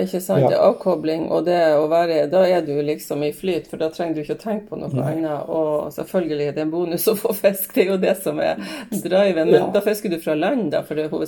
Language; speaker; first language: Norwegian; native; Norwegian